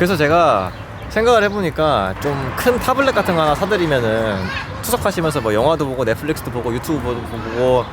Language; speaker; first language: Korean; native; Korean